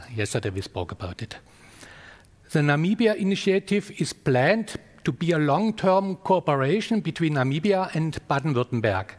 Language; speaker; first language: English; non-native, fluent; German